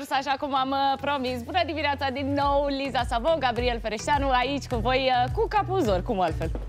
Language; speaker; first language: Romanian; native; Romanian